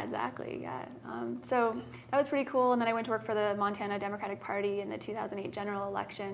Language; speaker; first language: English; native; English